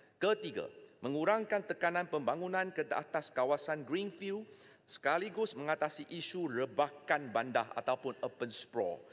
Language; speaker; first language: Malay; non-native, local second language; Chinese